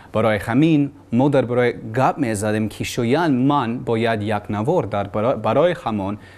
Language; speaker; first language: Persian; non-native, learner; English